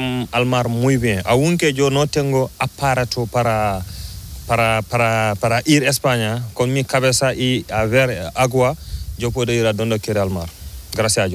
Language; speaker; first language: Spanish; non-native, learner; Fula